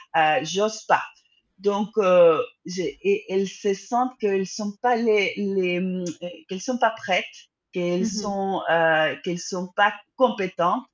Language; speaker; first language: French; non-native, fluent; Spanish